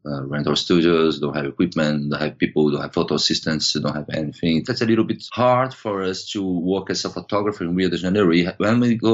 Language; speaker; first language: English; non-native, fluent; Portuguese